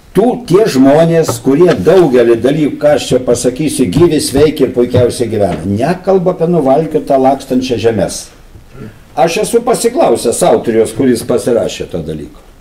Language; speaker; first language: Lithuanian; native; Lithuanian